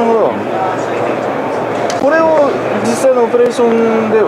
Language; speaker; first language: Japanese; native; Japanese